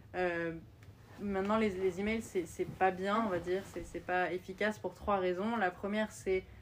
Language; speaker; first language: French; native; French